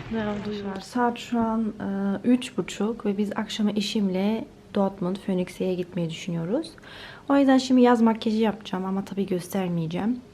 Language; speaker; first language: Turkish; early bilingual, heritage; Turkish